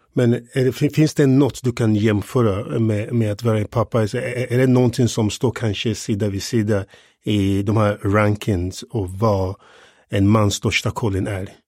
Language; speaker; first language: Swedish; non-native, fluent; English